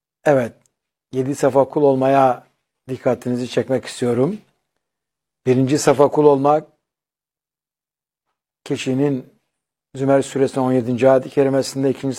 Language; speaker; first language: Turkish; native; Turkish